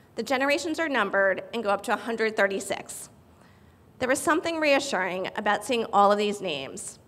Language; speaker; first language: English; native; English